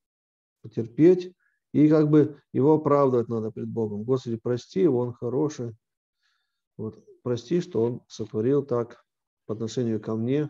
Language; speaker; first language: Russian; native; Russian